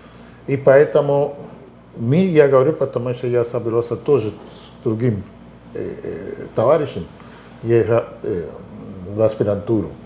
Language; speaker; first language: Russian; non-native, fluent; Spanish